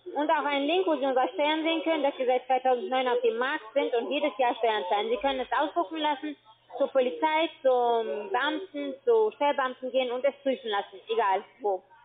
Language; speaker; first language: German; non-native, fluent; Russian